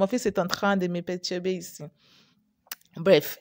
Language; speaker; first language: French; non-native, fluent; English